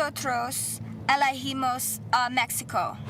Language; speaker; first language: Spanish; non-native, learner; English